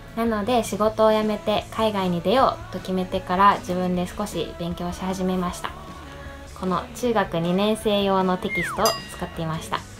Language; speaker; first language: Japanese; native; Japanese